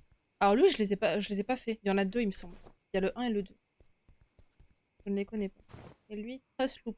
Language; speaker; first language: French; native; French